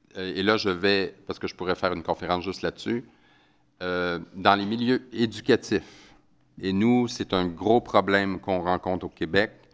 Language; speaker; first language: French; native; French